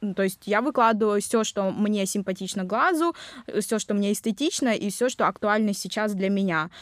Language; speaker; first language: Russian; non-native, local second language; Vietnamese